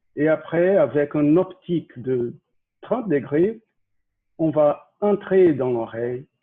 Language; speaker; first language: French; non-native, fluent; Portuguese